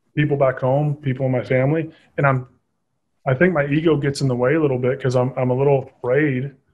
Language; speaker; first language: English; native; English